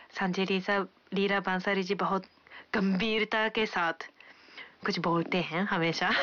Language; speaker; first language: Hindi; non-native, fluent; Japanese